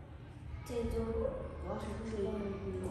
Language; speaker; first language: English; non-native, learner; Vietnamese